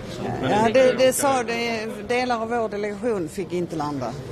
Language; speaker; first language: Swedish; native; Swedish